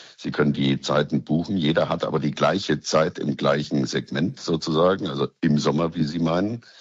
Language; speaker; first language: German; native; German